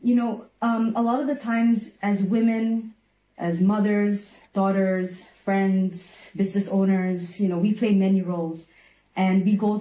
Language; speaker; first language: English; non-native, local second language; Malay